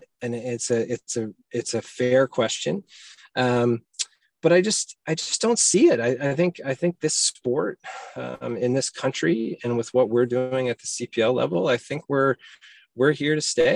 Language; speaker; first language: English; native; English